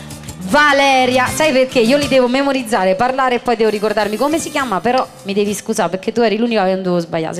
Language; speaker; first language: Italian; native; Italian